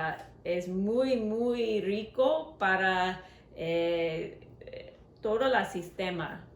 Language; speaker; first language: Spanish; non-native, learner; English